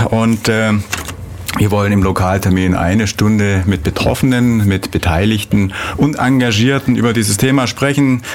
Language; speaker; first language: German; native; German